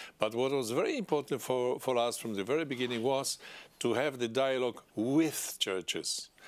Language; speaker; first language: English; non-native, fluent; Polish